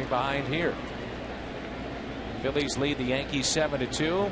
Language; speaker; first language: English; native; English